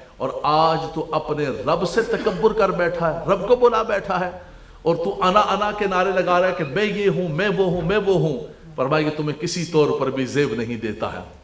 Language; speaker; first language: Urdu; non-native, local second language; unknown